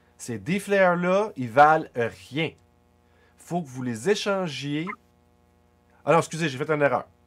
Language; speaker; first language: French; native; French